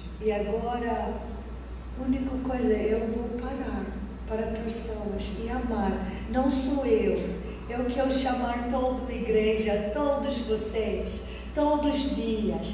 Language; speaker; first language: Portuguese; non-native, fluent; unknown